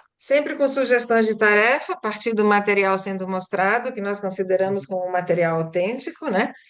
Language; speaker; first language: Portuguese; early bilingual, other home language; Italian